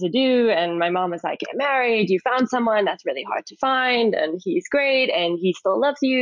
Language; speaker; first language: English; native; English